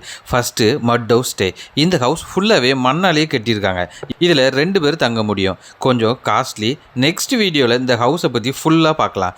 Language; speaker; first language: Tamil; native; Tamil